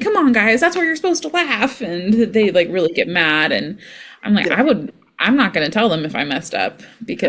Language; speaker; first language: English; native; English